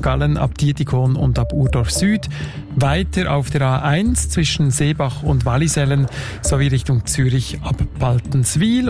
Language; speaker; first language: German; native; German